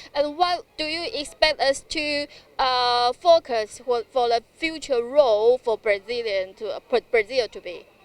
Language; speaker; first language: English; non-native, learner; Chinese